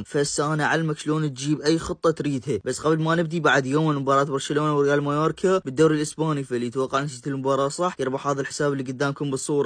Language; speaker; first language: Arabic; native; Arabic